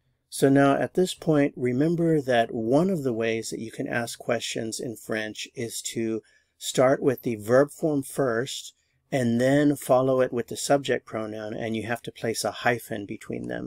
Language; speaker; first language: English; native; English